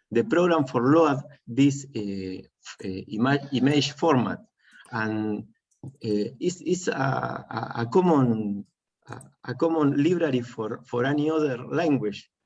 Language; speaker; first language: English; non-native, learner; Spanish